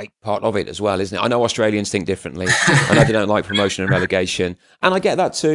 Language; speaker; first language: English; native; English